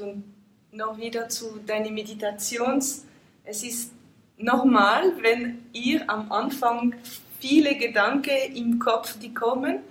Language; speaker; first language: German; non-native, fluent; French